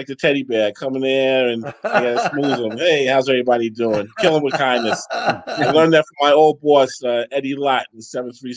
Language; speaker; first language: English; native; English